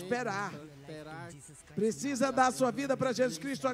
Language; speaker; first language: Portuguese; native; Portuguese